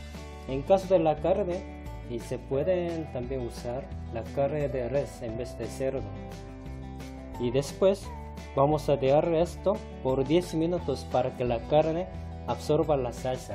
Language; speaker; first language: Spanish; non-native, fluent; Korean